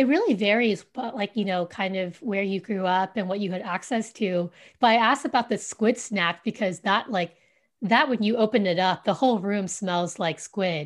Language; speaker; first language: English; early bilingual, other home language; Vietnamese